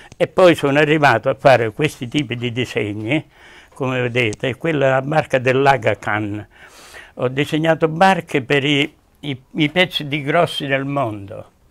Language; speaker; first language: Italian; native; Italian